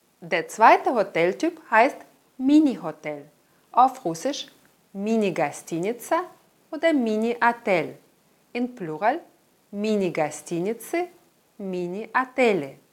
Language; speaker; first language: German; non-native, fluent; Russian